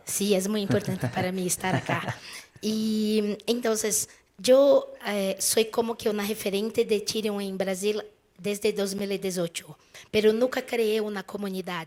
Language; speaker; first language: Spanish; non-native, fluent; Portuguese